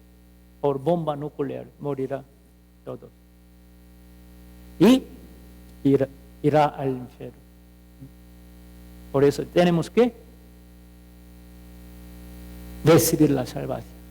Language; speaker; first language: Spanish; non-native, fluent; Korean